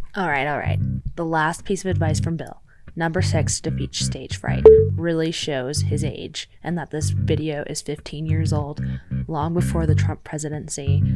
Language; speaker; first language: English; native; English